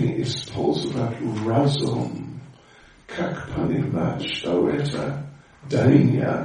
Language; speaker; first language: Russian; non-native, learner; English